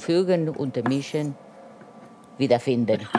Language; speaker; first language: German; non-native, fluent; Italian